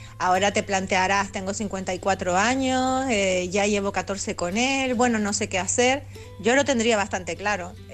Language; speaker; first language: Spanish; native; Spanish